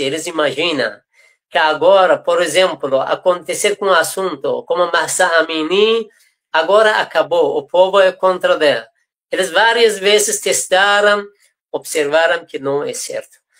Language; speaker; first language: Portuguese; non-native, fluent; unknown